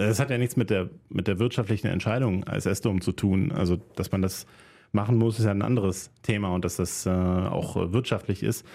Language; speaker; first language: German; native; German